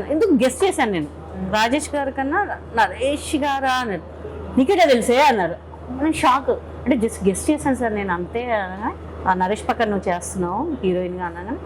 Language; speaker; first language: Telugu; non-native, local second language; Hindi